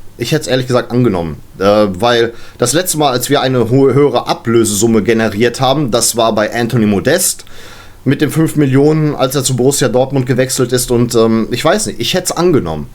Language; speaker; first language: German; native; German